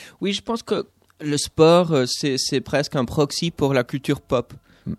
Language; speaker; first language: French; non-native, fluent; English